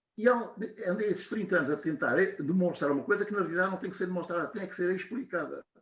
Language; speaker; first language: Portuguese; native; Portuguese